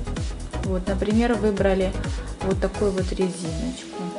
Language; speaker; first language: Russian; native; Russian